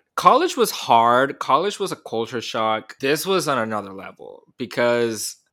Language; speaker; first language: English; early bilingual, other home language; Spanish